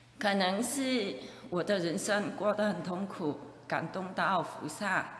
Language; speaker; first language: Chinese; non-native, fluent; Vietnamese